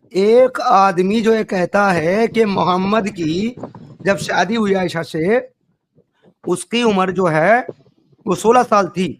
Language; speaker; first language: Hindi; native; Hindi